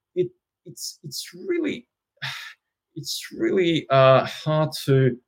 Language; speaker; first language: English; non-native, fluent; Russian